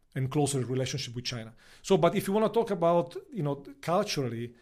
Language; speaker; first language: English; non-native, fluent; Italian